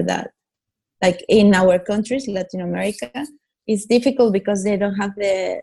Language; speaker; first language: English; non-native, fluent; Italian